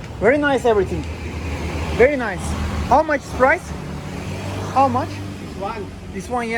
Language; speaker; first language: English; non-native, learner; Turkish